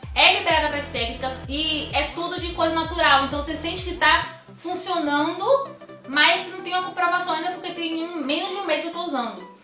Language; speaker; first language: Portuguese; native; Portuguese